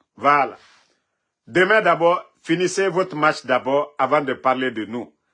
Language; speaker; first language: French; non-native, local second language; Mandingo